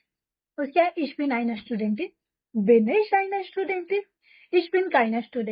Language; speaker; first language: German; non-native, fluent; Hindi